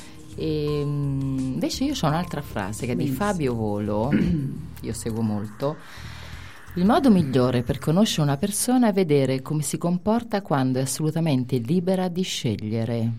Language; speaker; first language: Italian; native; Italian